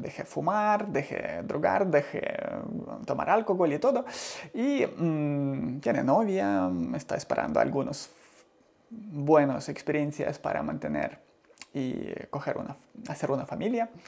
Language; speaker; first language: Spanish; non-native, learner; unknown